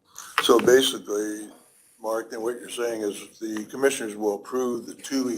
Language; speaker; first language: English; native; English